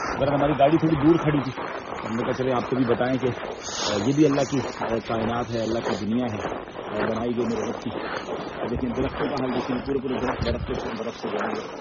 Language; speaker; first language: Urdu; native; Urdu